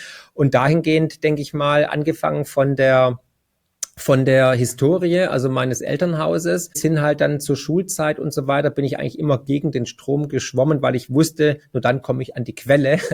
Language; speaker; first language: German; native; German